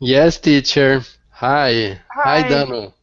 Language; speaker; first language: English; non-native, learner; Portuguese